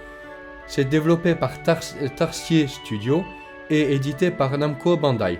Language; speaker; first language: French; native; French